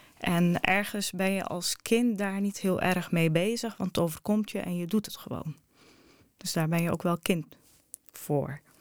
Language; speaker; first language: Dutch; early bilingual, other home language; Arabic